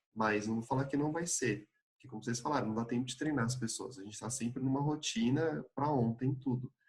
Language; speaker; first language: Portuguese; native; Portuguese